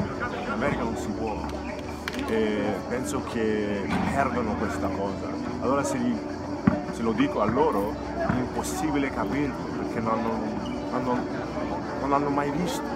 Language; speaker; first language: Italian; early bilingual, other home language; English